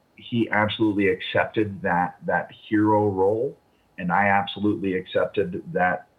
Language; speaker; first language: English; native; English